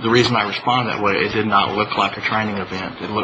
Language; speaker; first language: English; native; English